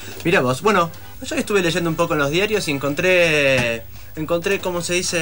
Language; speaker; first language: Spanish; native; Spanish